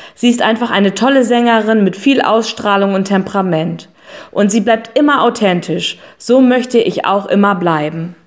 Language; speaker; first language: German; native; German